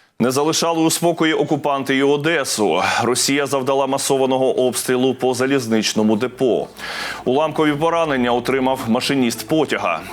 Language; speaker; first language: Ukrainian; native; Ukrainian